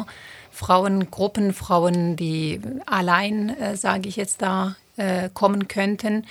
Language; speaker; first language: German; non-native, fluent; Turoyo